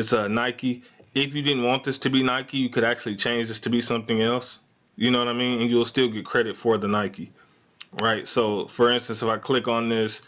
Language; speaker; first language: English; native; English